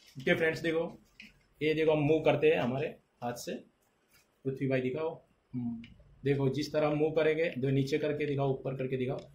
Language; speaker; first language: Hindi; non-native, local second language; Gujarati